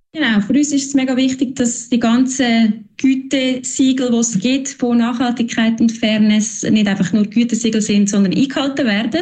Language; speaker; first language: German; native; German